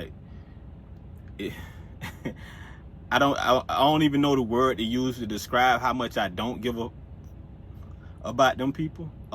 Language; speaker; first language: English; native; English